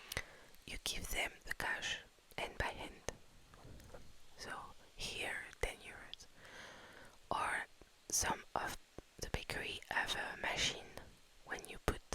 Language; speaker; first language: English; non-native, fluent; French